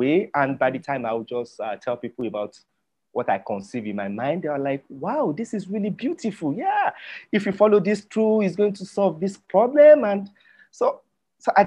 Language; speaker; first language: English; non-native, local second language; Yoruba